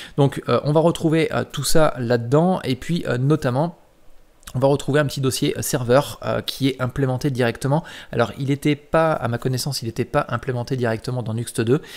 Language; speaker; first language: French; native; French